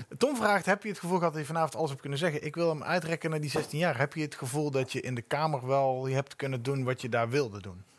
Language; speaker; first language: Dutch; native; Dutch